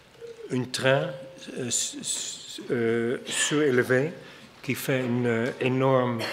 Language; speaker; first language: French; non-native, fluent; Dutch